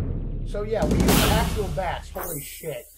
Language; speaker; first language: English; native; English